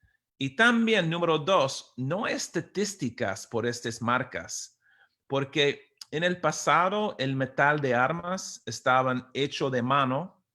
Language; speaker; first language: Spanish; non-native, fluent; English